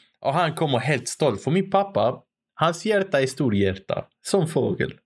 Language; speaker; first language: Swedish; native; Swedish